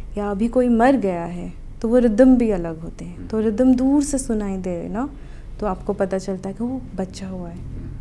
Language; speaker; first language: Hindi; non-native, local second language; Odia